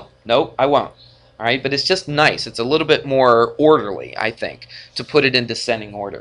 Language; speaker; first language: English; native; English